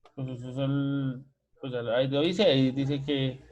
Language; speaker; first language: Spanish; native; Spanish